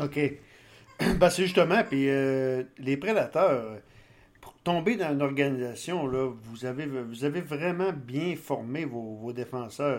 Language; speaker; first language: French; native; French